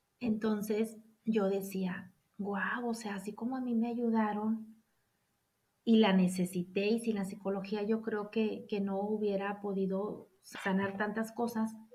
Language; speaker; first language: Spanish; native; Spanish